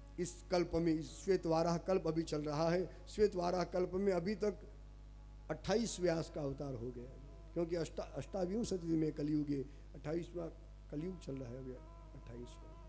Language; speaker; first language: Hindi; non-native, local second language; Gujarati